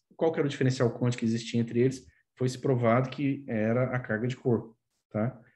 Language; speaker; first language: Portuguese; native; Portuguese